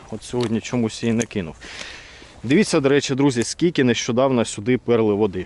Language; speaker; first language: Ukrainian; native; Ukrainian